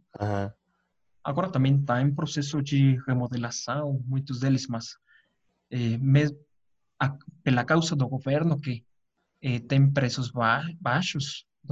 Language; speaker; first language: Portuguese; non-native, fluent; Spanish